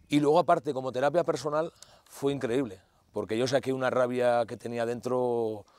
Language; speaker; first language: Spanish; native; Spanish